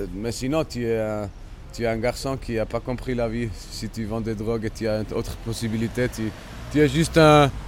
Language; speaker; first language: French; non-native, local second language; Spanish